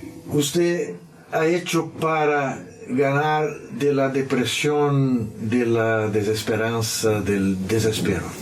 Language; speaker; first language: Spanish; non-native, learner; Portuguese